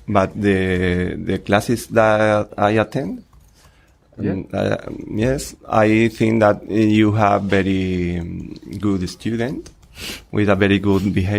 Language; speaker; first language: English; non-native, learner; Spanish